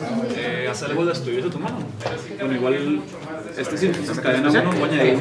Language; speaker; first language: Spanish; native; Spanish